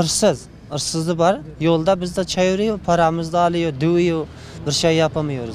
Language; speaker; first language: Turkish; non-native, learner; Uzbek